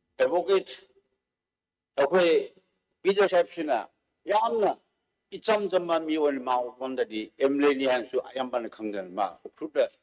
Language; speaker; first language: Manipuri; non-native, local second language; Tangkhul Naga (India)